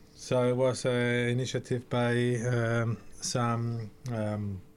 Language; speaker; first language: English; early bilingual, other home language; Greek